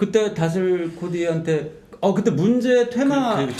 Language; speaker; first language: Korean; native; Korean